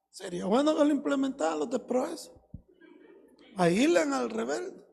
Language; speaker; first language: Spanish; native; Spanish